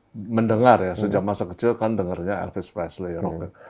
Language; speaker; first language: Indonesian; native; Indonesian